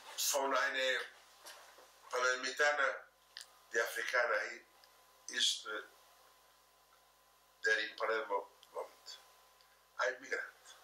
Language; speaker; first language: German; non-native, fluent; Italian